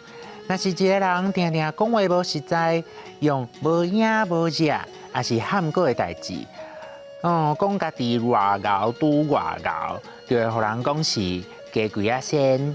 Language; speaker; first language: Chinese; native; Chinese